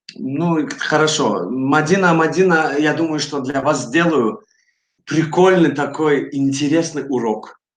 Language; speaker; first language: Russian; non-native, fluent; Azerbaijani